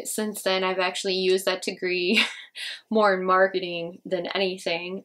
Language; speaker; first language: English; native; English